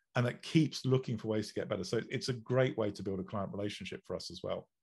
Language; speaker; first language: English; native; English